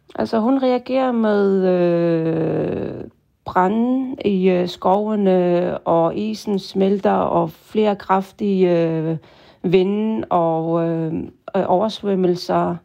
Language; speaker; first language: Danish; non-native, local second language; Kalaallisut